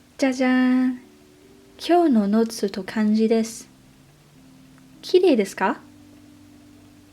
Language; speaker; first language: Japanese; non-native, learner; English